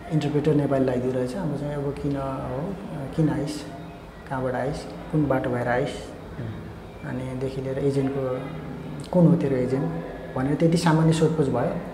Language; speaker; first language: Nepali; native; Nepali